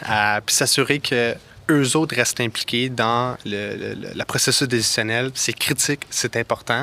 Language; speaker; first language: French; native; French